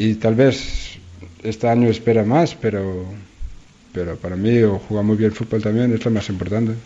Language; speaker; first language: Spanish; non-native, learner; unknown